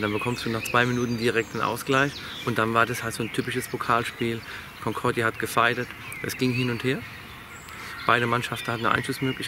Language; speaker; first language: German; native; German